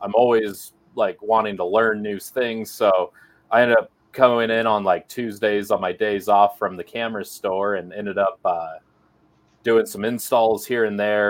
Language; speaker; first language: English; native; English